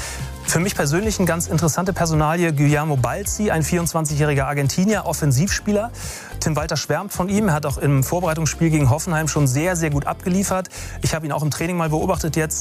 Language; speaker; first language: German; native; German